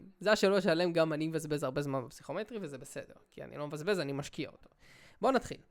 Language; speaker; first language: Hebrew; native; Hebrew